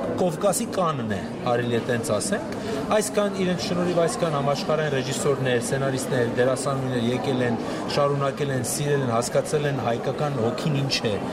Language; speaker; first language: Armenian; early bilingual, heritage; Armenian